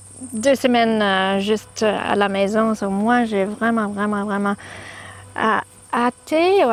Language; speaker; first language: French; non-native, learner; German